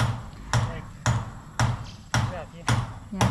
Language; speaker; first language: English; non-native, learner; Russian